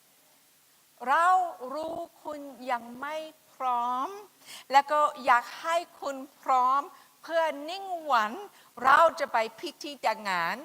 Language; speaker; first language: Thai; non-native, fluent; English